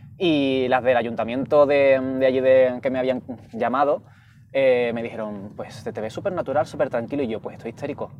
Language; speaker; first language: Spanish; native; Spanish